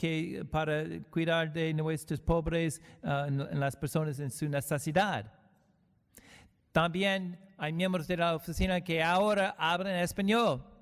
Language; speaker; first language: Spanish; non-native, learner; English